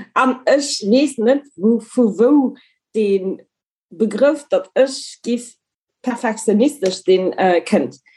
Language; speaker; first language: Luxembourgish; early bilingual, other home language; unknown